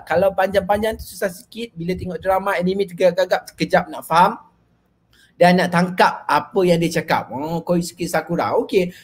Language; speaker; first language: Malay; native; Malay